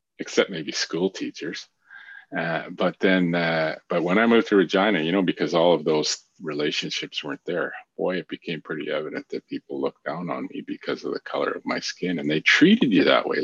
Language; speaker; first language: English; native; English